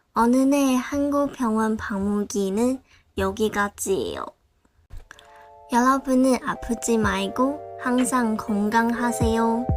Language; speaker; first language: Korean; non-native, local second language; Chinese